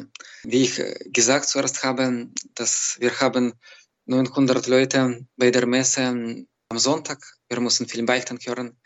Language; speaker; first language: German; non-native, learner; Belarusian